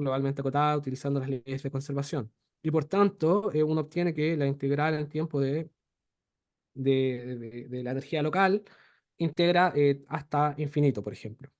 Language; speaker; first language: Spanish; native; Spanish